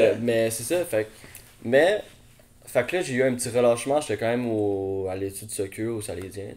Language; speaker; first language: French; native; French